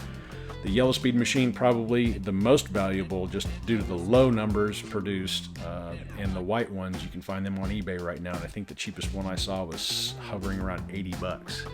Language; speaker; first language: English; native; English